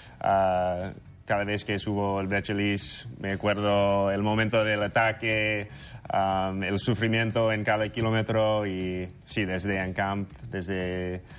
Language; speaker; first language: Spanish; non-native, fluent; English